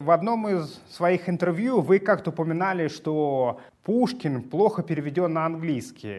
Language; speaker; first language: Russian; native; Russian